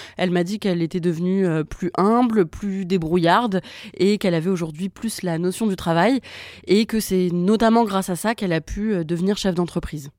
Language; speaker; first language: French; native; French